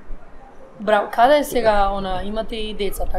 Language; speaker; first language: Macedonian; native; Macedonian